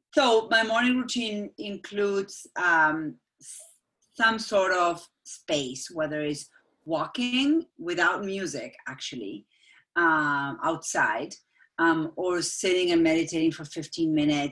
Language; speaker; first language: English; non-native, fluent; Spanish